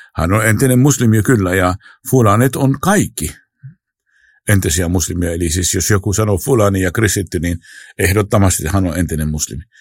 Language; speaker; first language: Finnish; non-native, fluent; Arabic